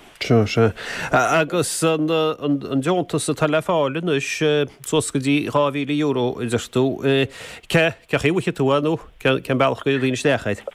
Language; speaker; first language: Irish; native; Irish